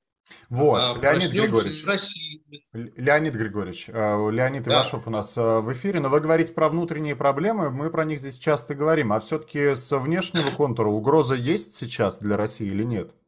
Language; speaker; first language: Russian; native; Russian